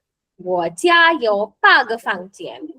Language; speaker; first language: Chinese; non-native, fluent; Hindi